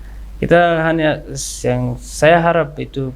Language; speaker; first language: Indonesian; non-native, learner; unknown